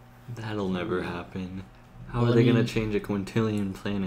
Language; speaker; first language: English; native; English